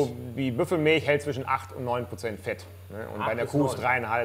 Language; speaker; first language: German; native; German